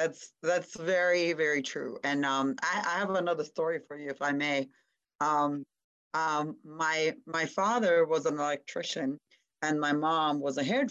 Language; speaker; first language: English; non-native, fluent; Hungarian